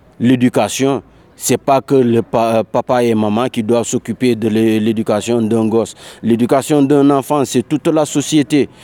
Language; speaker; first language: French; non-native, local second language; Wolof